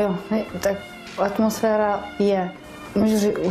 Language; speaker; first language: Czech; non-native, learner; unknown